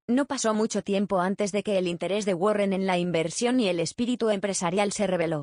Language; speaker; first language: Spanish; native; Spanish